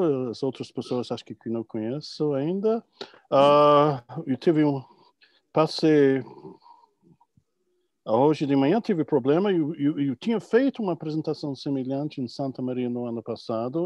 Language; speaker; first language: Portuguese; non-native, fluent; English